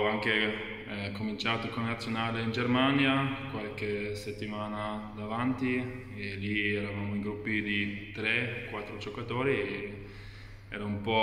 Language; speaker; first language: Italian; non-native, fluent; German